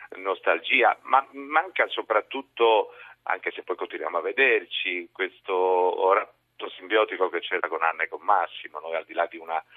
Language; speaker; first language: Italian; native; Italian